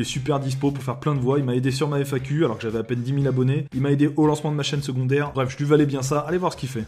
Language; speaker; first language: French; native; French